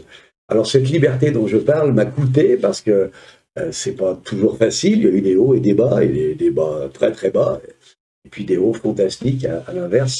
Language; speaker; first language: French; native; French